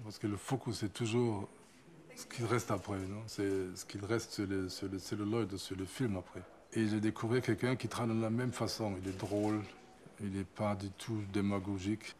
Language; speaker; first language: French; non-native, fluent; German